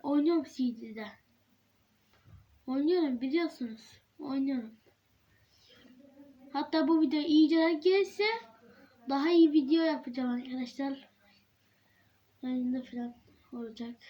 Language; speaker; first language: Turkish; early bilingual, heritage; Turkish